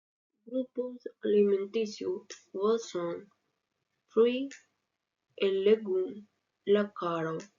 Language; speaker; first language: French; non-native, learner; Spanish